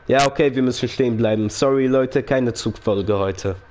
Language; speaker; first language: German; native; German